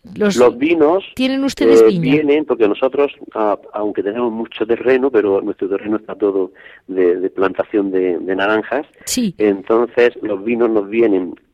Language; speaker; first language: Spanish; native; Spanish